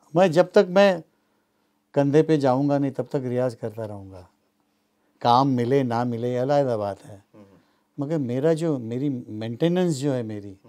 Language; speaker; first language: Hindi; non-native, local second language; Marathi